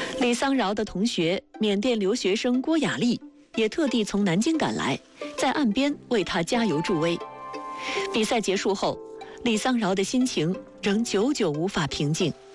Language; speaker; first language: Chinese; native; Chinese